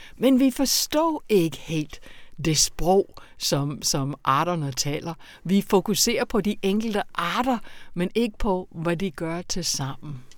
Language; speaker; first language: Danish; non-native, fluent; English